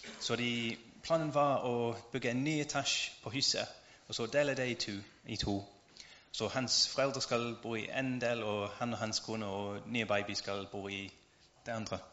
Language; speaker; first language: Norwegian; non-native, learner; English